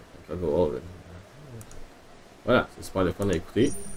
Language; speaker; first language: French; native; French